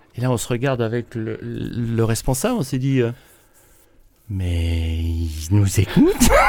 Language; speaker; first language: French; native; French